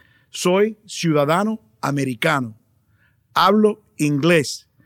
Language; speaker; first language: Spanish; early bilingual, heritage; Spanish